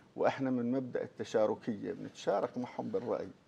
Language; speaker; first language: Arabic; native; Arabic